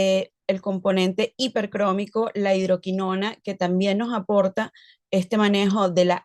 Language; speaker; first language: Spanish; native; Spanish